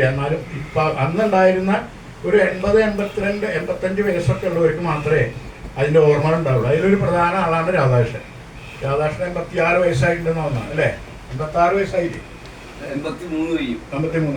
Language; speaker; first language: Malayalam; native; Malayalam